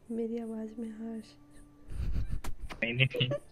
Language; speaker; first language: Hindi; native; Hindi